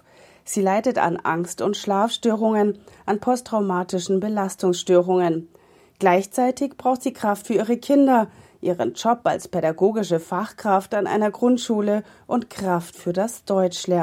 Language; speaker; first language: German; native; German